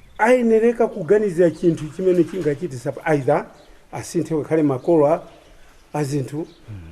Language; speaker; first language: Nyanja; non-native, local second language; Tumbuka